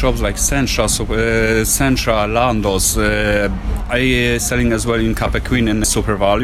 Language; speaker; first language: English; non-native, fluent; Polish